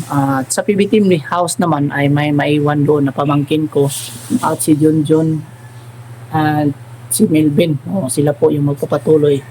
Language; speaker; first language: Filipino; non-native, local second language; Cebuano